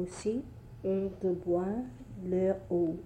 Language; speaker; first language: French; non-native, learner; English